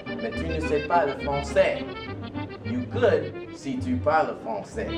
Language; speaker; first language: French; non-native, learner; English